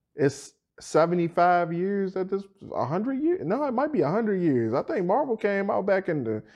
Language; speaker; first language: English; native; English